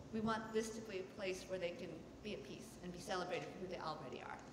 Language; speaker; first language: English; native; English